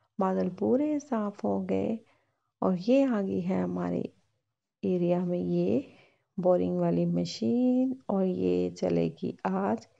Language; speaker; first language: Hindi; non-native, local second language; Punjabi